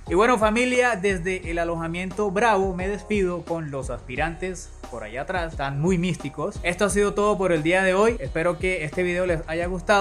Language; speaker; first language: Spanish; native; Spanish